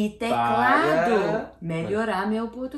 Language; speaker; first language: Portuguese; non-native, learner; English